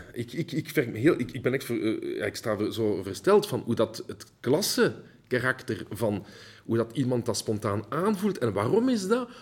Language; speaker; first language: Dutch; early bilingual, heritage; Dutch